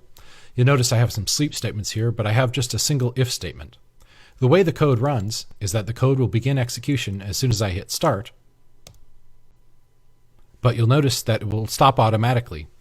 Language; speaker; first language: English; native; English